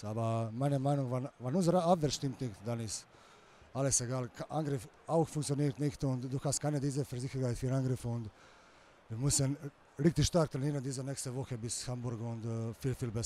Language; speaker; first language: German; non-native, learner; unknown